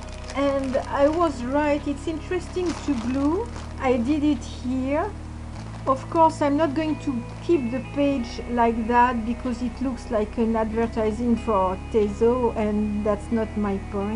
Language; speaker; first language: English; non-native, fluent; French